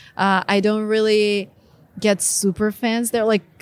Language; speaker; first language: English; non-native, fluent; Russian